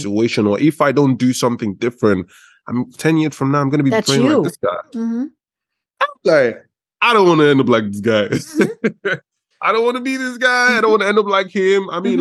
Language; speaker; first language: English; non-native, local second language; Yoruba